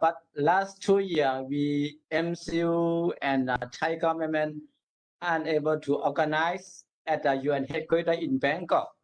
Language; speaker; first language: English; non-native, learner; Burmese